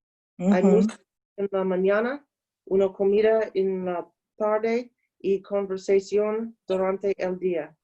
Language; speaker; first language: Spanish; non-native, learner; English